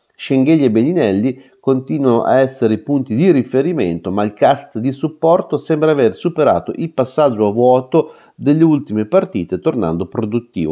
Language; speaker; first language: Italian; native; Italian